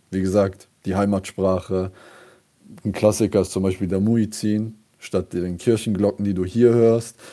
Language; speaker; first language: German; early bilingual, other home language; Kurdish